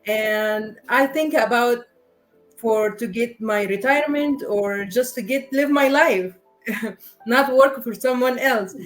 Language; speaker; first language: English; non-native, learner; Arabic